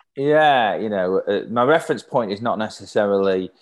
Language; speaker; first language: English; native; English